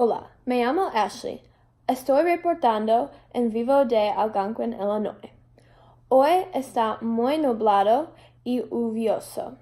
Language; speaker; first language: Spanish; non-native, learner; English